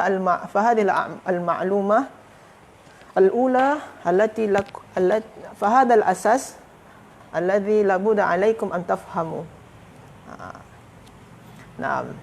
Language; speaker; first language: Arabic; non-native, fluent; Malay